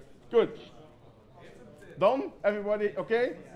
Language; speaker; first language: English; non-native, fluent; Dutch